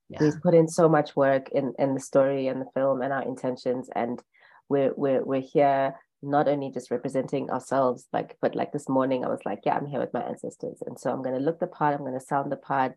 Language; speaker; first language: English; non-native, local second language; Xhosa